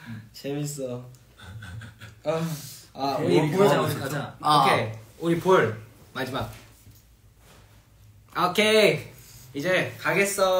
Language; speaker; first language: Korean; non-native, fluent; Chinese